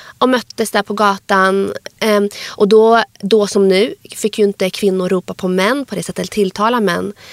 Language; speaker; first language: Swedish; early bilingual, other home language; Arabic